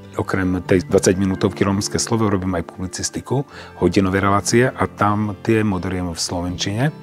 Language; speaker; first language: Slovak; non-native, local second language; Romany